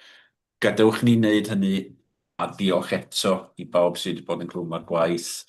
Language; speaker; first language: Welsh; native; Welsh